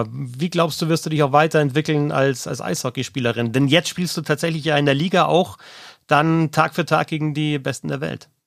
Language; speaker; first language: German; native; German